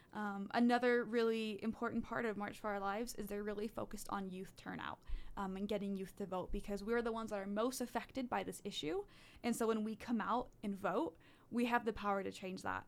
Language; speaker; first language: English; early bilingual, other home language; Dutch